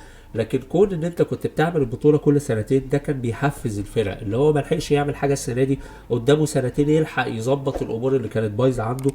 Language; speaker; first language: Arabic; native; Arabic